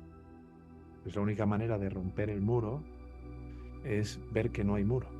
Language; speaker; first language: Spanish; native; Spanish